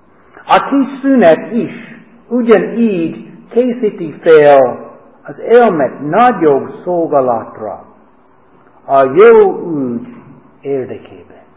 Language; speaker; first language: Hungarian; non-native, learner; English